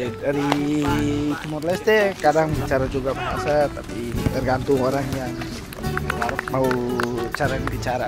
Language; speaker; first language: Indonesian; non-native, learner; Tetum